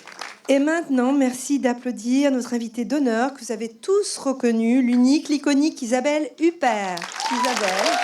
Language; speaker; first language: French; native; French